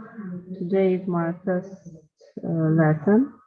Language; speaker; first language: English; non-native, learner; Russian